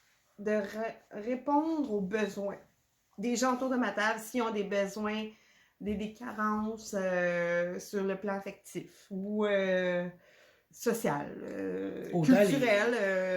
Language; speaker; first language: French; native; French